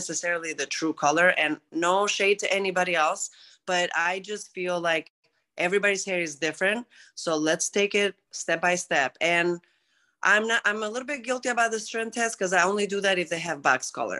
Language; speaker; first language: English; non-native, fluent; Greek